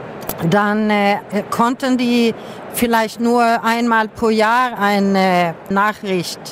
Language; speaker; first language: German; non-native, fluent; Swedish